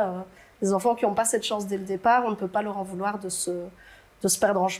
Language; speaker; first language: French; native; French